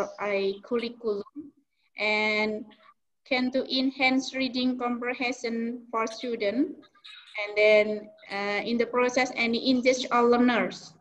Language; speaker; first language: English; non-native, learner; Indonesian